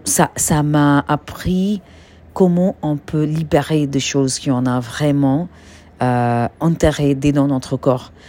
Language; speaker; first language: French; non-native, learner; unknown